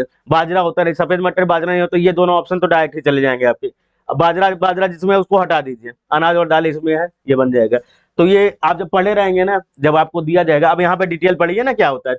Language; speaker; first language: Hindi; native; Hindi